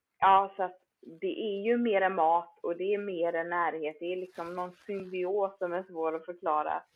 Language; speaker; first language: Swedish; native; Swedish